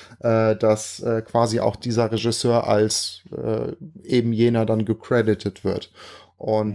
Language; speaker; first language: German; native; German